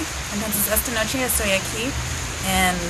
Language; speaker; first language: Spanish; non-native, fluent; English